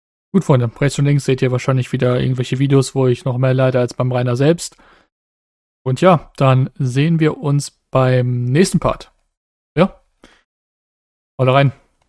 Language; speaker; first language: German; native; German